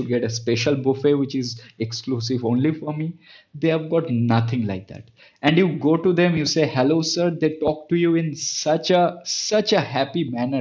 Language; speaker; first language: English; non-native, local second language; Bangla